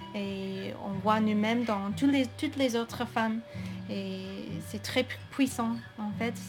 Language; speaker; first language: French; non-native, fluent; English